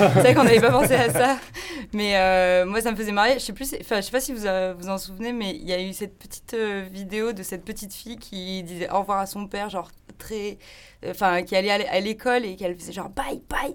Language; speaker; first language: French; native; French